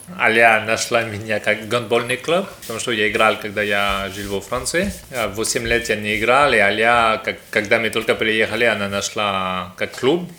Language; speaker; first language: Russian; non-native, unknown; French